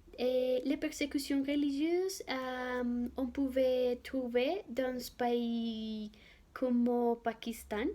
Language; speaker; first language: French; non-native, learner; Spanish